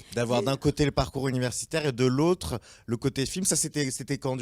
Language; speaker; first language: French; native; French